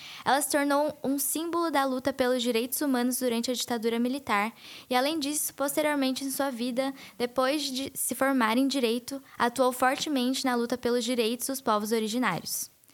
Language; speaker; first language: Portuguese; native; Portuguese